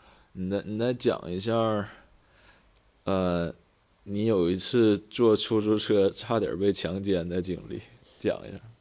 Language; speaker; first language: Chinese; native; Chinese